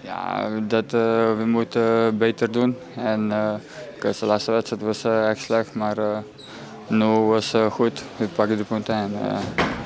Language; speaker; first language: Dutch; non-native, learner; Slovenian